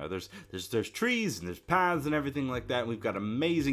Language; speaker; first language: English; native; English